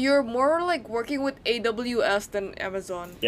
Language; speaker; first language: English; non-native, fluent; Indonesian